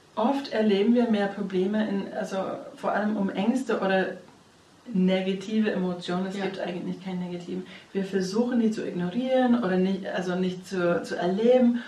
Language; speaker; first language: German; non-native, fluent; English